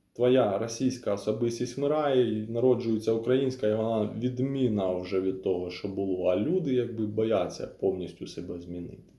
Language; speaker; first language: Ukrainian; non-native, local second language; Russian